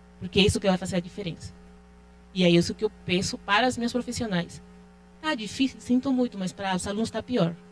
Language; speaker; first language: Portuguese; non-native, fluent; Spanish